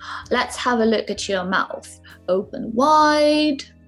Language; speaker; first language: English; non-native, fluent; Ukrainian